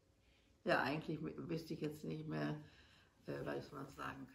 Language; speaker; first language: German; non-native, learner; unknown